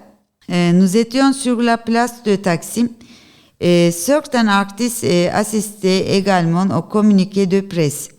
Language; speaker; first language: French; non-native, learner; Turkish